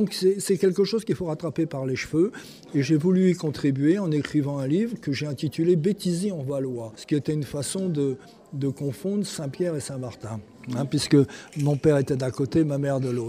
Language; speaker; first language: French; native; French